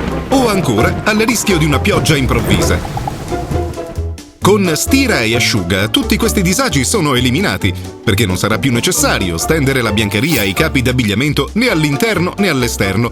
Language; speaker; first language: Italian; native; Italian